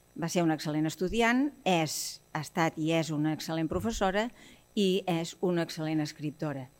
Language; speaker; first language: Catalan; native; Catalan